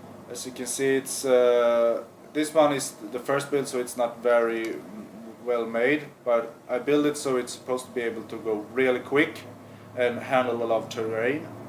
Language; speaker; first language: English; non-native, fluent; Swedish